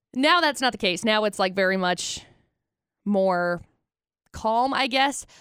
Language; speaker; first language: English; native; English